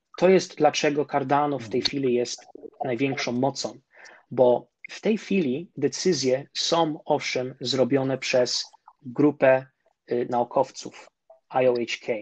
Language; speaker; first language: Polish; early bilingual, heritage; Polish